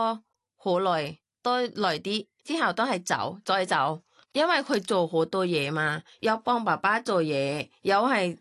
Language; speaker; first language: Cantonese; non-native, fluent; Thai